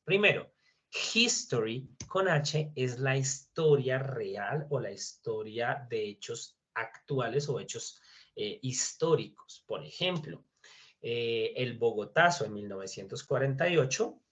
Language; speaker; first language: Spanish; native; Spanish